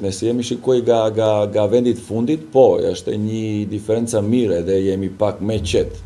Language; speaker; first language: Albanian; non-native, learner; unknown